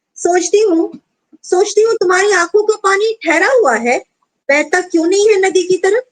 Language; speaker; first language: Hindi; non-native, local second language; Bangla